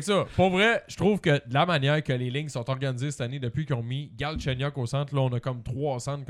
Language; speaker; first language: French; native; French